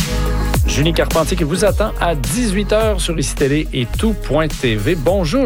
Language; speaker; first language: French; native; French